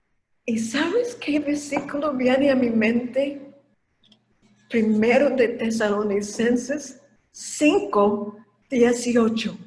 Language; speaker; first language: Spanish; non-native, fluent; English